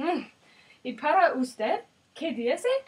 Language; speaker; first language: Spanish; non-native, learner; English